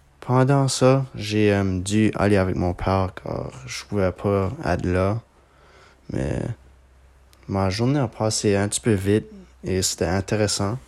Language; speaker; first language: French; non-native, local second language; English